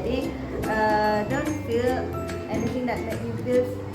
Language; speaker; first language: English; non-native, learner; Indonesian